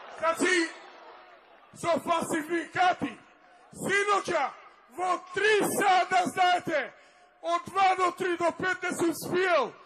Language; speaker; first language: Macedonian; non-native, local second language; Romany